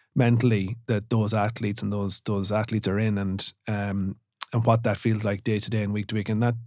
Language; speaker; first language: English; native; English